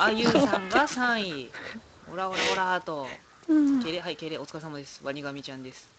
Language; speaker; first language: Japanese; native; Japanese